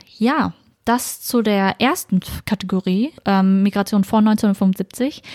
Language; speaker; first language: German; native; German